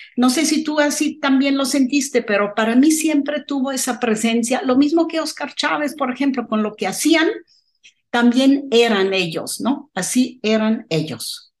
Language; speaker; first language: Spanish; non-native, fluent; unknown